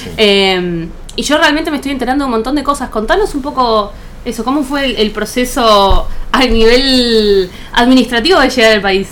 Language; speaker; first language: Spanish; native; Spanish